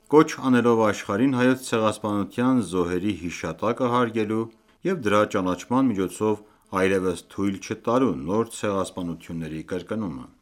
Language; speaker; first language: Armenian; native; Armenian